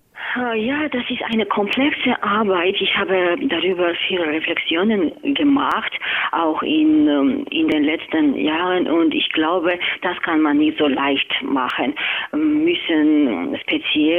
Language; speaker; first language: German; non-native, fluent; Georgian